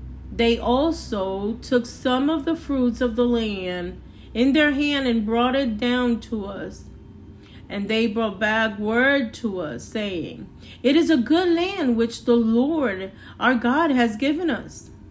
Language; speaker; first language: English; non-native, fluent; Spanish